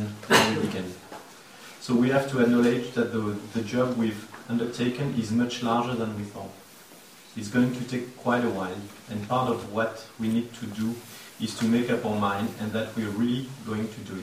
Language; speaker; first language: English; non-native, fluent; French